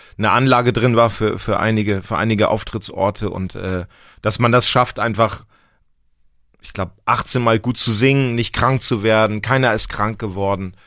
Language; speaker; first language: German; native; German